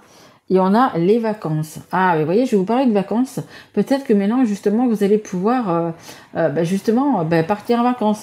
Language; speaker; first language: French; native; French